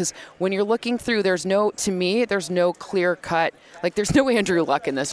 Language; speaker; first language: English; native; English